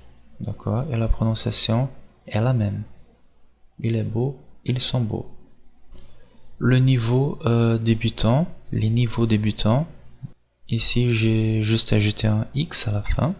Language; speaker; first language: French; non-native, fluent; Portuguese